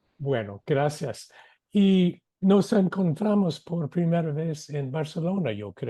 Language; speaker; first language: Spanish; non-native, fluent; English